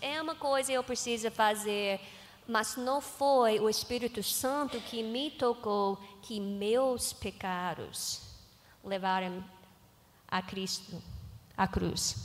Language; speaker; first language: Portuguese; non-native, learner; English